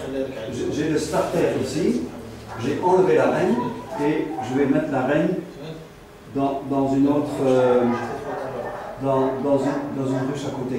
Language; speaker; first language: French; non-native, fluent; Dutch